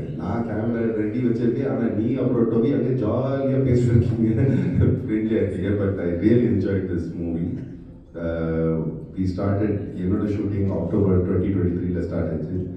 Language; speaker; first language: Tamil; non-native, fluent; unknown